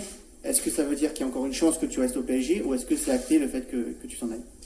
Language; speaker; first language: French; native; French